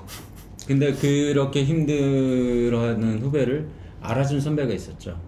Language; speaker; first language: Korean; native; Korean